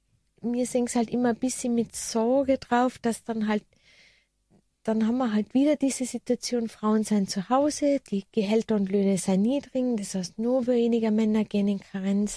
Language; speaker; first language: German; native; German